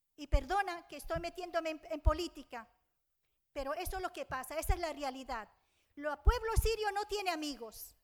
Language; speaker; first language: Spanish; non-native, fluent; Arabic